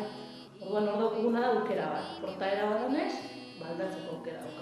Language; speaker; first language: Basque; native; Basque